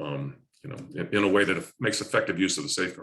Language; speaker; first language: English; native; English